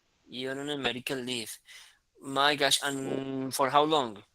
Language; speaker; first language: English; non-native, fluent; Spanish